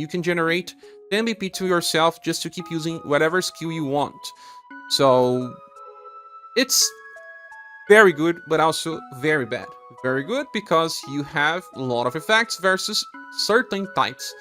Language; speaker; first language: English; non-native, fluent; Portuguese